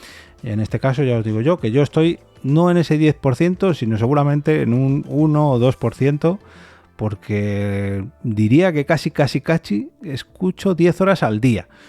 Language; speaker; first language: Spanish; native; Spanish